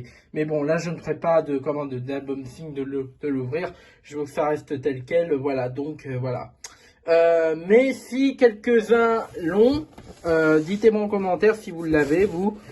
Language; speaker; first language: French; native; French